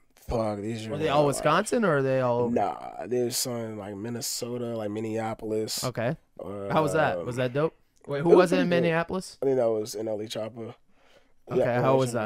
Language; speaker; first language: English; native; English